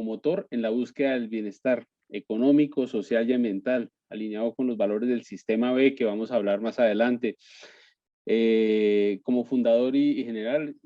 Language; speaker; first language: Spanish; native; Spanish